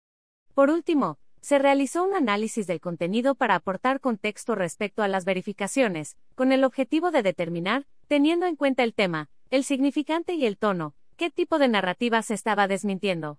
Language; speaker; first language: Spanish; native; Spanish